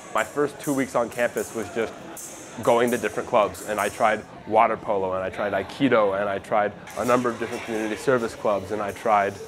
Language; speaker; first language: English; native; English